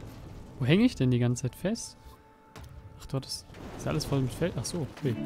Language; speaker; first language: German; native; German